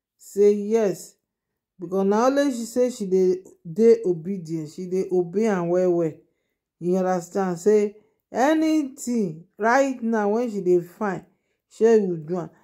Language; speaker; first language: Nigerian Pidgin; non-native, local second language; Yoruba